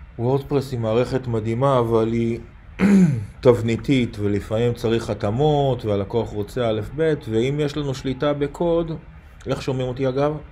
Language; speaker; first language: Hebrew; native; Hebrew